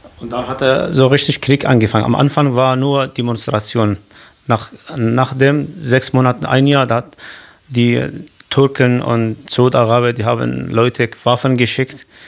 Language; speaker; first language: German; non-native, learner; Kurdish